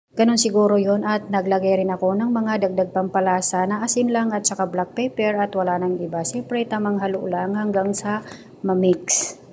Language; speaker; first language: Filipino; non-native, local second language; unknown